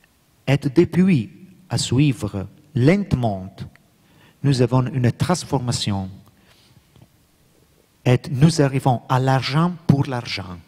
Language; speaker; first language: French; non-native, learner; Italian